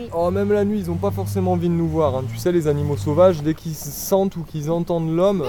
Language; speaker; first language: French; native; French